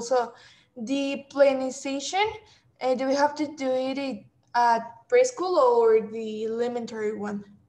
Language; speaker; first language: English; non-native, learner; Spanish